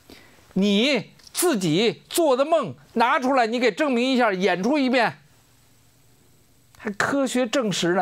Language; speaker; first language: Chinese; native; Chinese